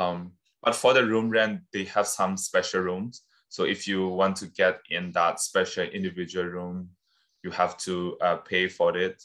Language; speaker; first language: English; non-native, fluent; Burmese